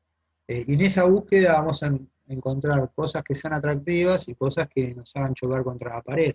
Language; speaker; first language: Spanish; native; Spanish